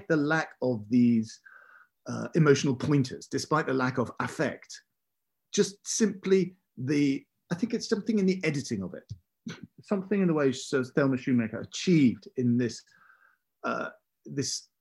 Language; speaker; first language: English; native; English